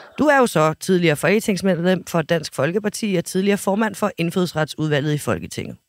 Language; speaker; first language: Danish; native; Danish